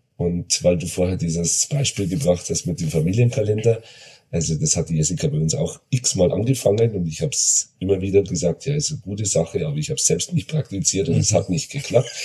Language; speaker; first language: German; native; German